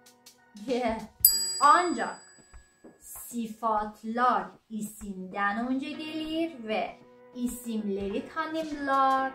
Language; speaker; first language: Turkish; non-native, learner; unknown